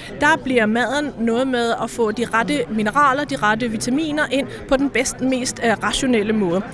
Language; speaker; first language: Danish; native; Danish